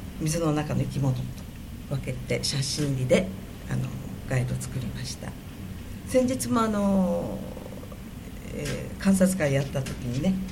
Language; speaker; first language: Japanese; native; Japanese